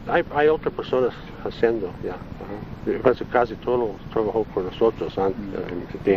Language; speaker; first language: Spanish; non-native, learner; Italian